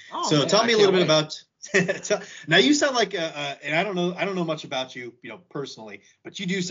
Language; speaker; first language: English; native; English